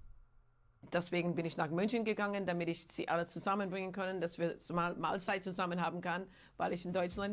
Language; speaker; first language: German; non-native, learner; English